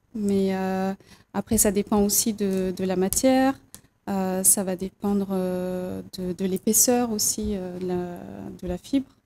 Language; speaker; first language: French; native; French